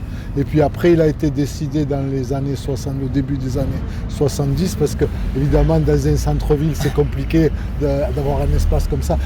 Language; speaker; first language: French; native; French